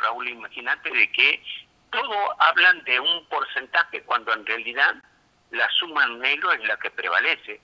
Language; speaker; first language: Spanish; native; Spanish